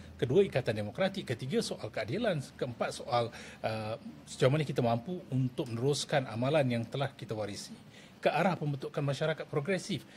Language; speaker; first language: Malay; non-native, local second language; Tamil